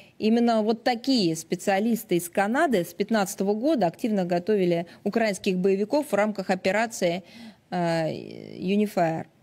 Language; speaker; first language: Russian; native; Russian